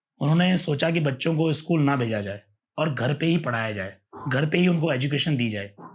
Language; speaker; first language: Hindi; native; Hindi